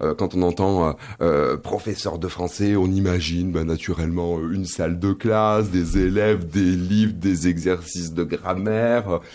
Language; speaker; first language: French; native; French